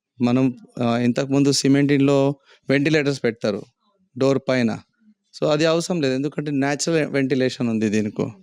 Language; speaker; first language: Telugu; native; Telugu